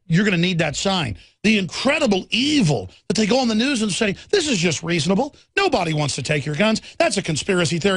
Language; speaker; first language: English; native; English